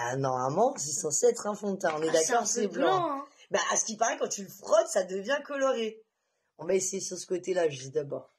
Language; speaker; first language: French; native; French